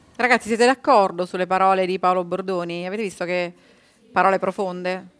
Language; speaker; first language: Italian; native; Italian